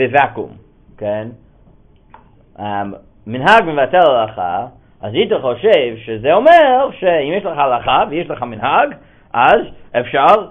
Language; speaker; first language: Hebrew; non-native, fluent; English